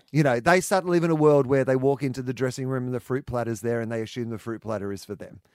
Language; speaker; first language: English; native; English